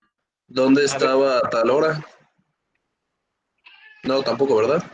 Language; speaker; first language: Spanish; native; Spanish